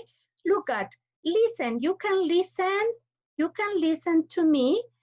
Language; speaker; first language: English; non-native, fluent; Spanish